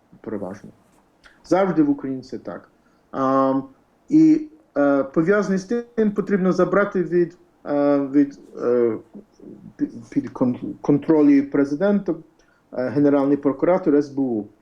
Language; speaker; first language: Ukrainian; early bilingual, heritage; English